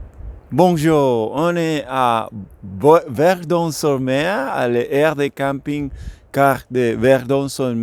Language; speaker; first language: French; non-native, learner; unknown